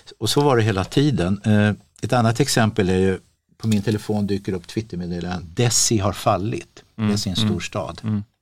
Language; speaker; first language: Swedish; native; Swedish